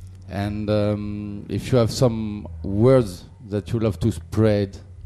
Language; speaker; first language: English; non-native, learner; French